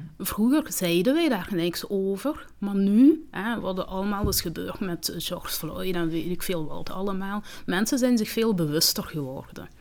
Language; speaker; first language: Dutch; early bilingual, other home language; Kinyarwanda